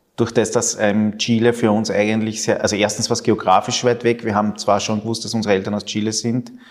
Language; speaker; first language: German; early bilingual, other home language; Spanish